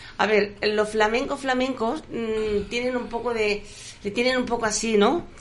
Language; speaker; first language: Spanish; native; Spanish